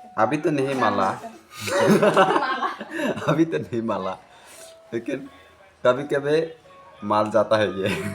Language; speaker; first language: Hindi; non-native, local second language; Kok Borok